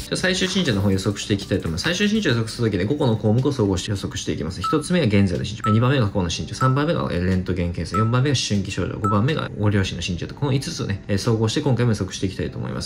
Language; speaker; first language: Japanese; native; Japanese